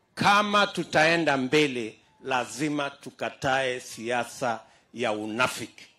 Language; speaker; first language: Swahili; non-native, local second language; Kalenjin